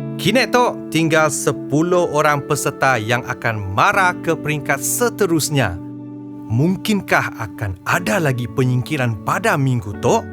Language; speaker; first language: Malay; native; Malay